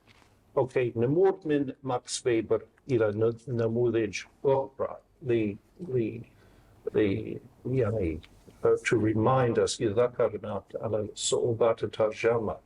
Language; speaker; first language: Arabic; non-native, fluent; English